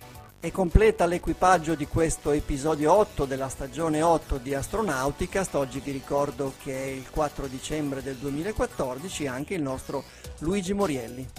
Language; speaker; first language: Italian; native; Italian